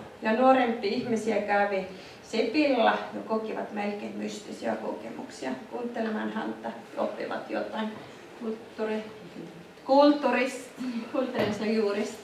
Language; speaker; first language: Finnish; non-native, fluent; Icelandic